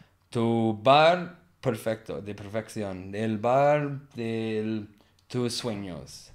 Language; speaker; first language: Spanish; non-native, learner; English